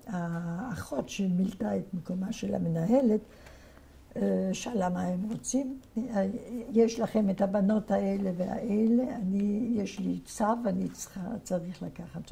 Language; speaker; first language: Hebrew; non-native, fluent; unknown